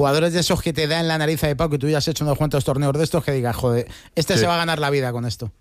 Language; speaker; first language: Spanish; native; Spanish